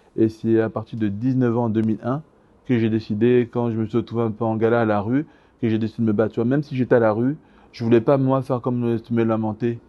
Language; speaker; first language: French; early bilingual, other home language; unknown